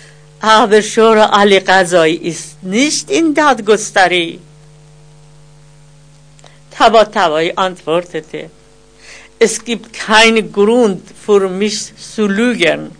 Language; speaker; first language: German; non-native, fluent; Persian